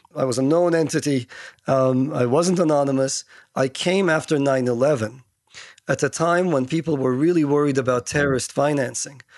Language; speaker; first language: English; non-native, fluent; Turkish